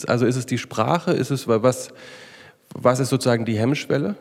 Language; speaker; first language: German; native; German